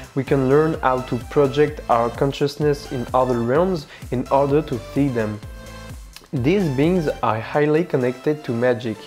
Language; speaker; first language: English; non-native, fluent; French